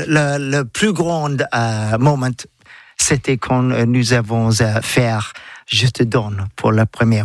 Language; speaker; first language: French; non-native, learner; English